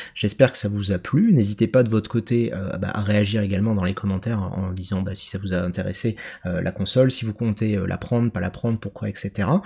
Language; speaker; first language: French; native; French